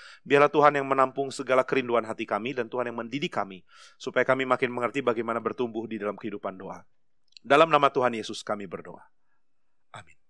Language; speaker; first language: Indonesian; native; Indonesian